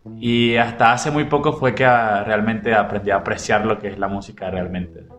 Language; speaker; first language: Spanish; native; Spanish